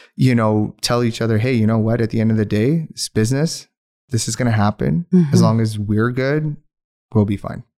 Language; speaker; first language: English; non-native, local second language; Urdu